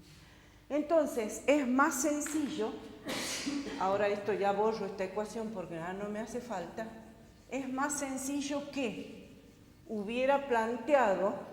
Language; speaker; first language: Spanish; native; Spanish